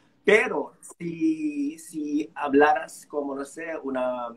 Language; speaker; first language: Spanish; non-native, fluent; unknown